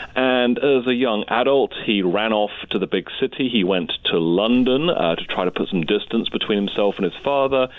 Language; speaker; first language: English; native; English